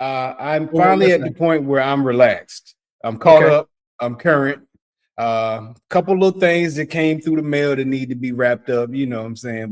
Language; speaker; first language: English; native; English